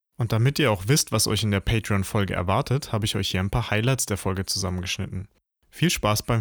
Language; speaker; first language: German; native; German